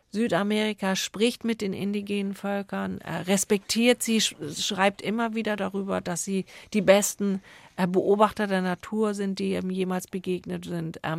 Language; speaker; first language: German; native; German